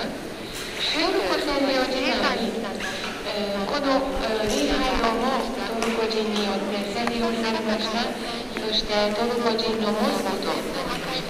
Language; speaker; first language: Japanese; non-native, fluent; Hungarian